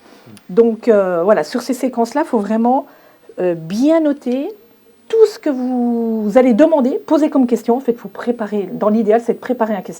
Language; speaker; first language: French; native; French